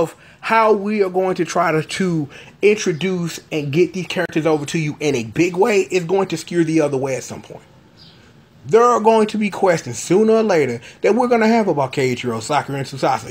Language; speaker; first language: English; native; English